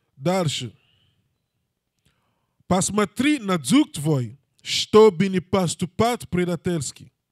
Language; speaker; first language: Russian; non-native, learner; English